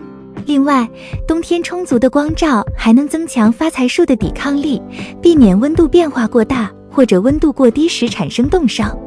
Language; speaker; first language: Chinese; native; Chinese